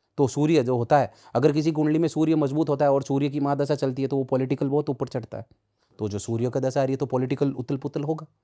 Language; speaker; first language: Hindi; native; Hindi